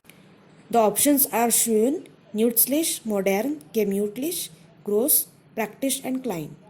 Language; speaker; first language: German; non-native, fluent; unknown